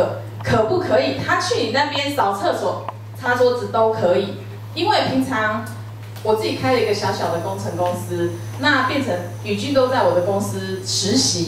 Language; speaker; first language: Chinese; native; Chinese